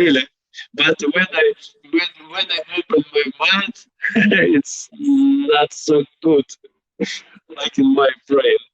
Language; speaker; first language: English; non-native, learner; Belarusian